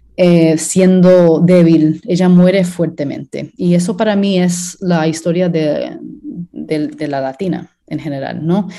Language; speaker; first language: Spanish; early bilingual, heritage; Spanish